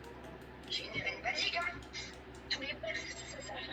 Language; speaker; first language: French; native; French